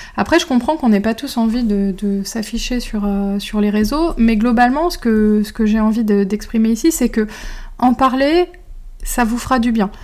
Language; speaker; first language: French; native; French